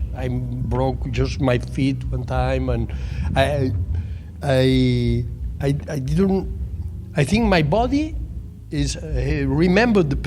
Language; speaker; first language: English; non-native, learner; Catalan